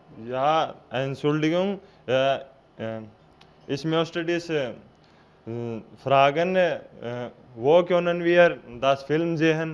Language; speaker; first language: German; non-native, learner; Hindi